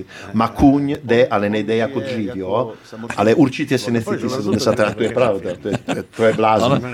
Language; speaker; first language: Czech; non-native, learner; Italian